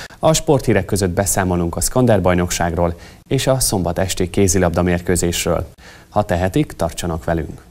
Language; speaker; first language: Hungarian; native; Hungarian